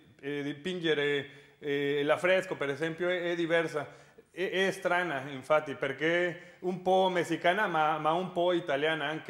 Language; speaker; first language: Italian; non-native, learner; Spanish